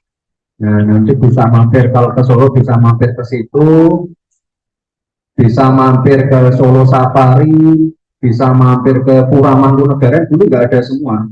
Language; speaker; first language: Indonesian; native; Indonesian